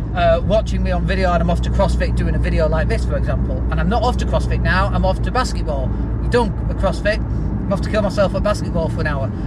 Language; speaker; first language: English; native; English